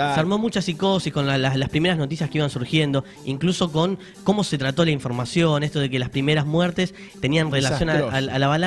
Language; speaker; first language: Spanish; native; Spanish